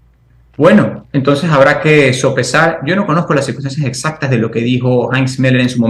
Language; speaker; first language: Spanish; native; Spanish